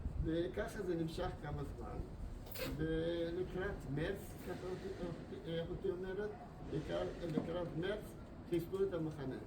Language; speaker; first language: Hebrew; non-native, fluent; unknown